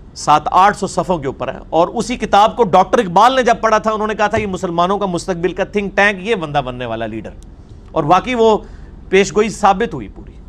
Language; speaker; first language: Urdu; non-native, local second language; Punjabi